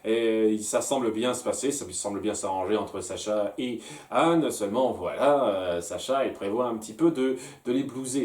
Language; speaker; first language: French; native; French